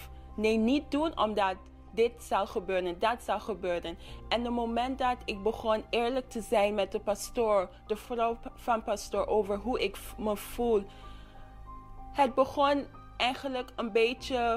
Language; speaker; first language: Dutch; non-native, local second language; English